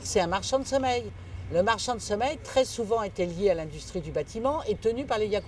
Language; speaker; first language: French; native; French